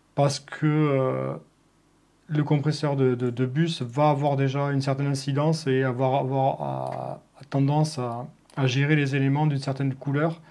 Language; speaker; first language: French; native; French